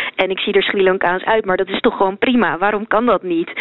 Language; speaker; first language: Dutch; native; Dutch